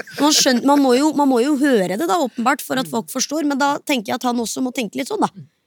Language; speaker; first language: Norwegian; early bilingual, other home language; Hindi